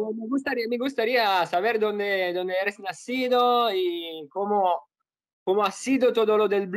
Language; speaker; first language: Spanish; non-native, learner; Italian